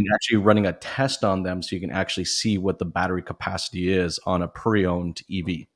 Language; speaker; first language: English; native; English